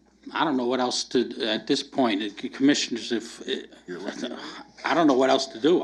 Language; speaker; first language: English; native; English